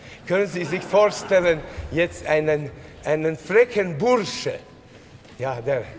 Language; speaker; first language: German; non-native, learner; Latvian